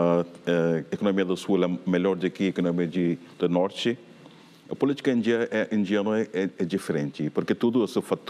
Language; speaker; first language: Portuguese; non-native, fluent; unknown